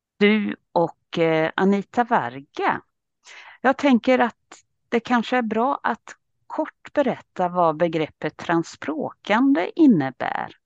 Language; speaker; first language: Swedish; early bilingual, other home language; Finnish